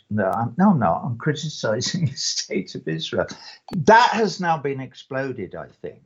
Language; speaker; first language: English; native; English